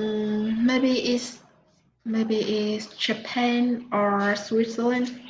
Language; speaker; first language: English; non-native, learner; Vietnamese